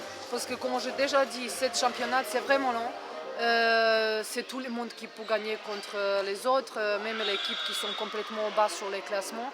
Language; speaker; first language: French; non-native, fluent; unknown